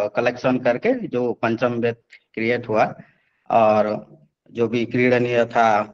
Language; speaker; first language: Hindi; non-native, local second language; Odia